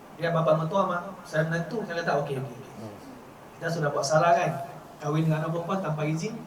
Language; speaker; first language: Malay; non-native, local second language; Chinese